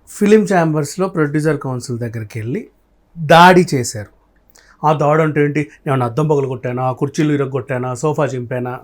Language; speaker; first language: Telugu; native; Telugu